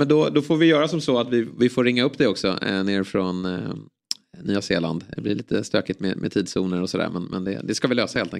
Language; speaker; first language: Swedish; native; Swedish